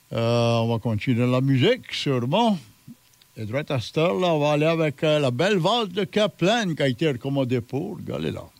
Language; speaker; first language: French; native; French